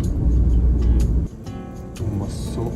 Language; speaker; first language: Japanese; native; Japanese